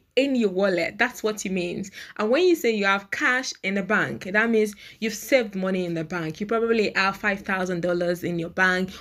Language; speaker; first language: English; non-native, local second language; Yoruba